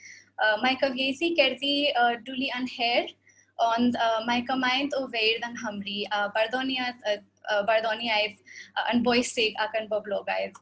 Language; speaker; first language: Welsh; non-native, fluent; Hindi